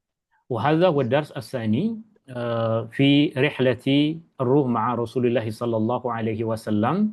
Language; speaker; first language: Arabic; non-native, fluent; Malay